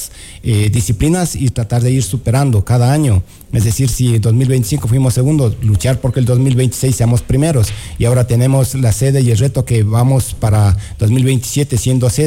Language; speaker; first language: Spanish; native; Spanish